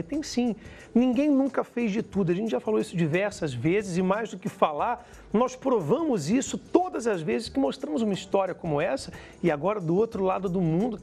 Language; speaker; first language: Portuguese; native; Portuguese